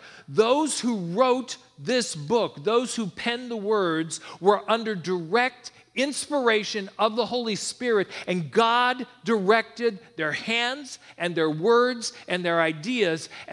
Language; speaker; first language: English; native; English